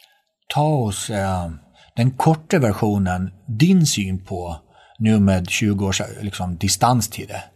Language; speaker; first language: Swedish; native; Swedish